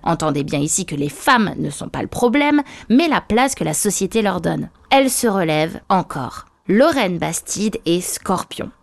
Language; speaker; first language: French; native; French